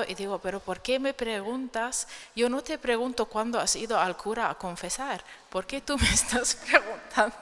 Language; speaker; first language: Spanish; non-native, fluent; Arabic